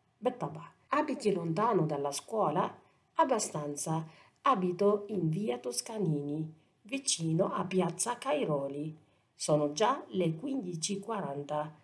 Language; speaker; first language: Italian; non-native, fluent; Arabic